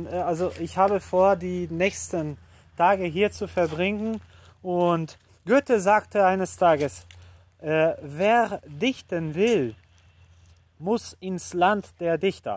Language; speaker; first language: German; early bilingual, heritage; Portuguese